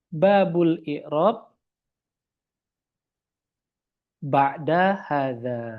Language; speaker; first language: Arabic; non-native, fluent; Indonesian